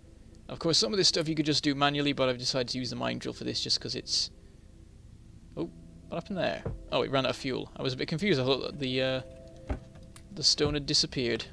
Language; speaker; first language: English; native; English